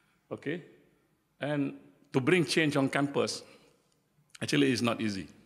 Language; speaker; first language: English; non-native, local second language; Malay